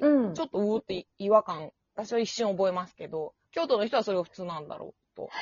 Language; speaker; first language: Japanese; native; Japanese